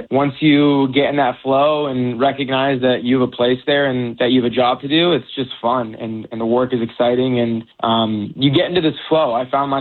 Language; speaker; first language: English; non-native, local second language; Persian